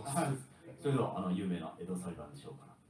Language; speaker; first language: Japanese; native; Japanese